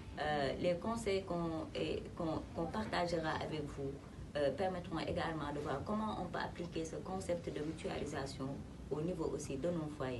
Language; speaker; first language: French; non-native, local second language; Wolof